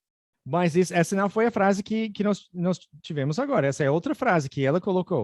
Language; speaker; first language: Portuguese; non-native, fluent; English